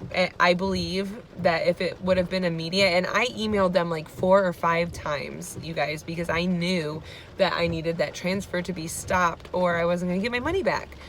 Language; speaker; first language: English; native; English